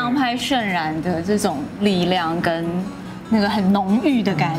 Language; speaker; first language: Chinese; native; Chinese